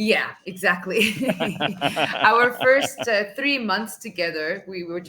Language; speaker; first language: English; non-native, fluent; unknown